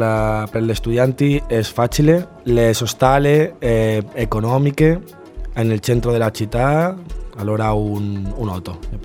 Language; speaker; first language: Italian; non-native, learner; Spanish